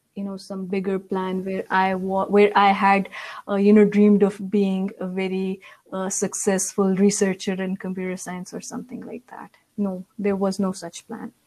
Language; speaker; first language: English; non-native, local second language; Urdu